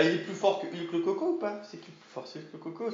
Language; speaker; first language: French; native; French